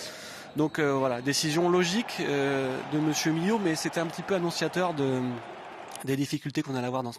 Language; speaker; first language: French; native; French